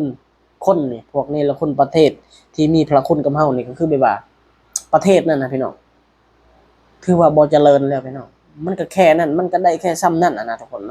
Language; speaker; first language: Thai; non-native, local second language; Lao